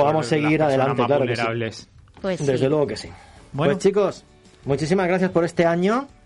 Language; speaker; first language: Spanish; native; Spanish